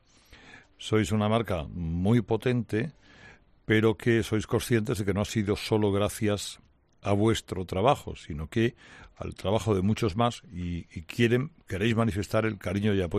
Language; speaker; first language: Spanish; native; Spanish